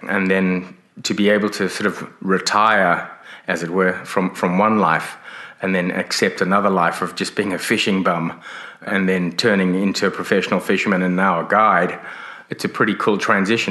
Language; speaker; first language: English; native; English